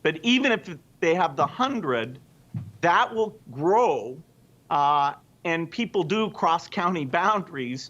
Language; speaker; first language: English; native; English